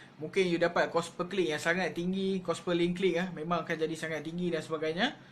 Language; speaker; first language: Malay; native; Malay